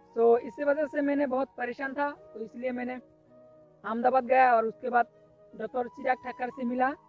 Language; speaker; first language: Hindi; non-native, local second language; Assamese